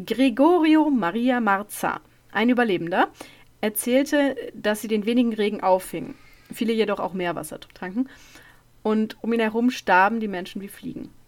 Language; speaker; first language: German; native; German